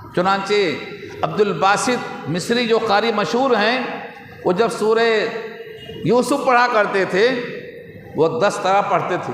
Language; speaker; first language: Urdu; native; Urdu